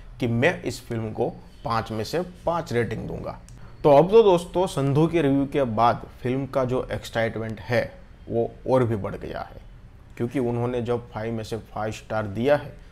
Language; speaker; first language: Hindi; non-native, local second language; Gujarati